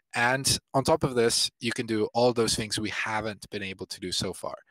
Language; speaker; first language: English; non-native, fluent; Italian